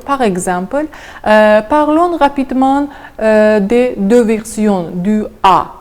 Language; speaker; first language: French; non-native, fluent; Azerbaijani